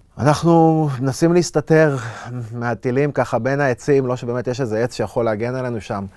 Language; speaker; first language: Hebrew; native; Hebrew